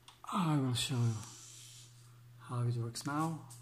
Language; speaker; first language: English; non-native, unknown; Czech